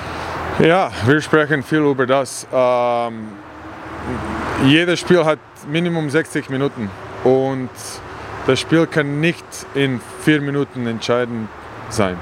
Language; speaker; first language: German; non-native, learner; English